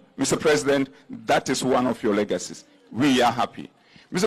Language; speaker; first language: English; native; English